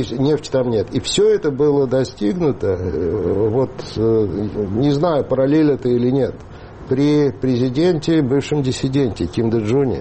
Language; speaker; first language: Russian; native; Russian